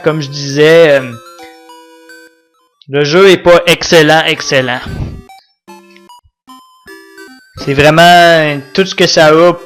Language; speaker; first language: French; native; French